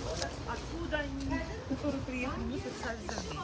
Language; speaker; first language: Russian; non-native, local second language; Kazakh